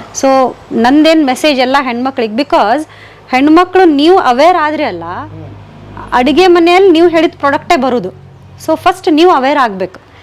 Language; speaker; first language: Kannada; native; Kannada